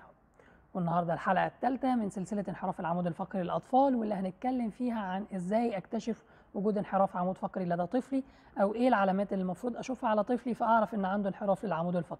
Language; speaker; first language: Arabic; native; Arabic